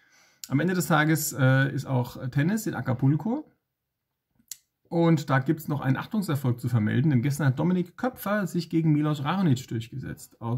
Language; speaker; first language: German; native; German